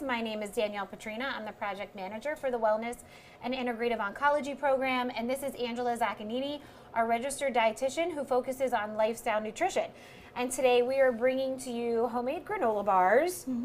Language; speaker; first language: English; native; English